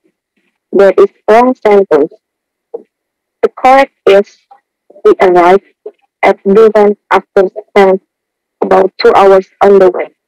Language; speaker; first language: English; non-native, learner; Indonesian